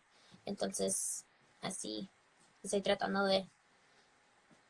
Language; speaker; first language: Spanish; early bilingual, heritage; English